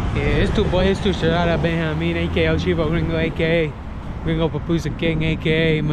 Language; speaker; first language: Spanish; non-native, learner; English